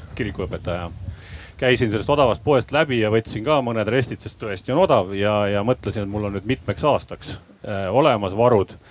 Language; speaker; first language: Estonian; native; Estonian